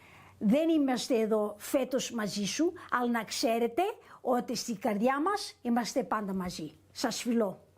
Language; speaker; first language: Greek; early bilingual, heritage; English